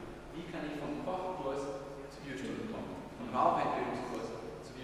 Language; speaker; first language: German; native; German